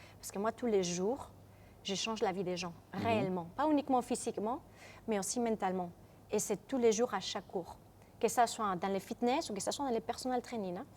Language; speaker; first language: French; non-native, fluent; Spanish